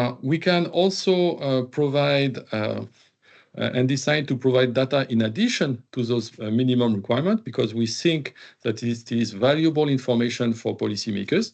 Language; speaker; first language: English; non-native, fluent; French